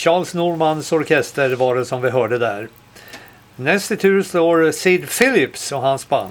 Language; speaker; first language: Swedish; native; Swedish